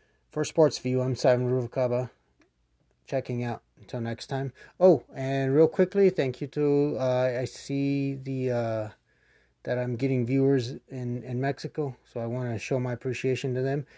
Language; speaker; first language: English; native; English